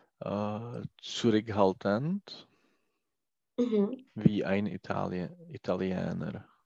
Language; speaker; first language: German; non-native, learner; Czech